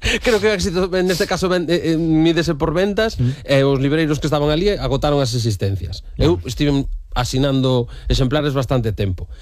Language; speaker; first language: Galician; native; Galician